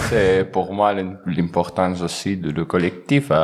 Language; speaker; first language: French; non-native, learner; Spanish